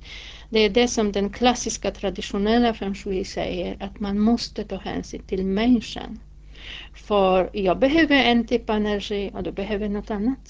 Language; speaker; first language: Swedish; non-native, fluent; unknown